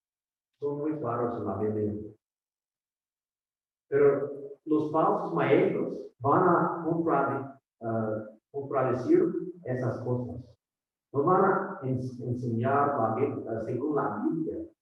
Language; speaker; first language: Spanish; non-native, fluent; English